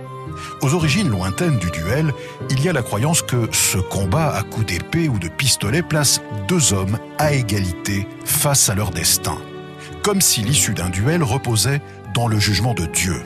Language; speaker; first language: French; native; French